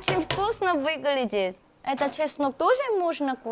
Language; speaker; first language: Russian; non-native, fluent; Korean